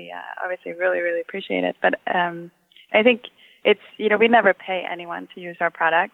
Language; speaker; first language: English; non-native, fluent; Swedish